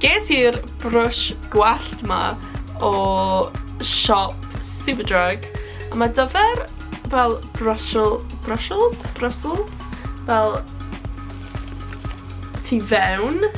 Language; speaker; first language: Welsh; non-native, local second language; English